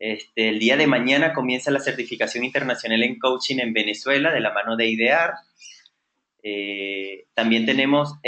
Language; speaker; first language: Spanish; native; Spanish